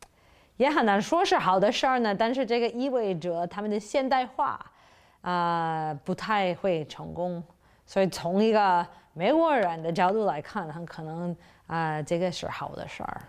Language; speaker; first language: Chinese; non-native, fluent; English